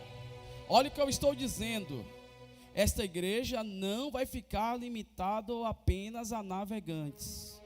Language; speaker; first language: Portuguese; native; Portuguese